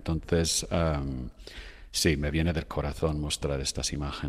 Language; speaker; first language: Spanish; non-native, fluent; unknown